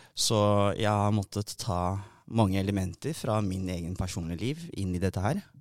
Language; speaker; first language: Norwegian; early bilingual, other home language; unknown